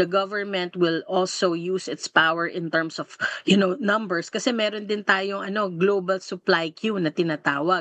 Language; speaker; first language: Filipino; native; Filipino